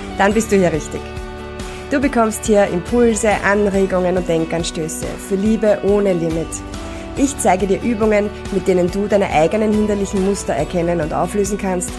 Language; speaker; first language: German; native; German